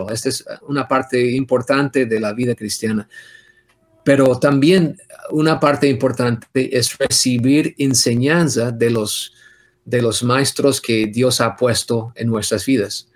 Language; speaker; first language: Spanish; non-native, fluent; English